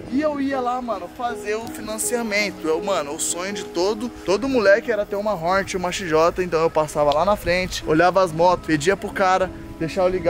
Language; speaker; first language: Portuguese; native; Portuguese